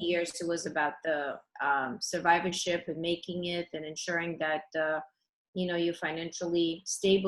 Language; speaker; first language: English; early bilingual, other home language; Russian